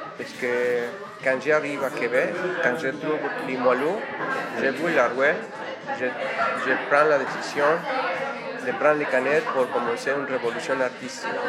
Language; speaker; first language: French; non-native, learner; Spanish